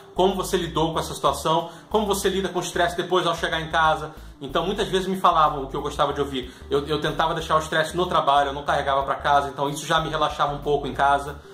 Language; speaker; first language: Portuguese; native; Portuguese